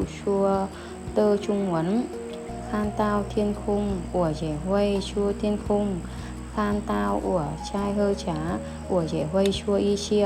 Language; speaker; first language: Chinese; non-native, learner; Vietnamese